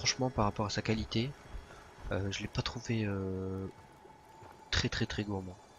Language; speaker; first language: French; native; French